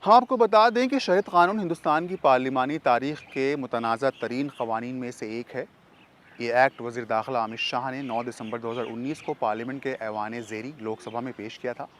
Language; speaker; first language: Urdu; native; Urdu